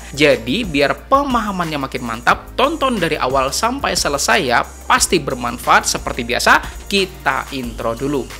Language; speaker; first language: Indonesian; native; Indonesian